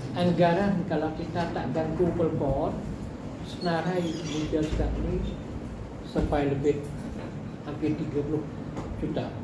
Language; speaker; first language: Malay; non-native, fluent; Eastern Cham